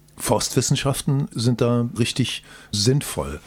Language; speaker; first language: German; native; German